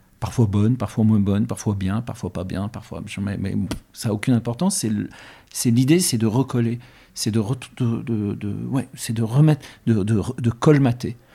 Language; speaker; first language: French; early bilingual, other home language; Arabic